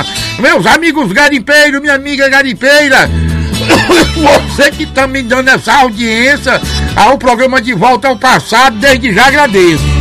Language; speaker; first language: Portuguese; native; Portuguese